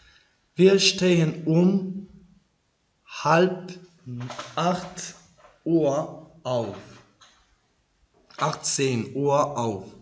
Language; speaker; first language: German; non-native, fluent; Turkish